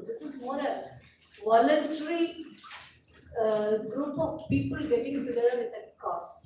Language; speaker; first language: English; non-native, local second language; Tamil